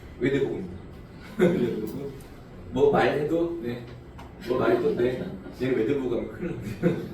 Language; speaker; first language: Korean; native; Korean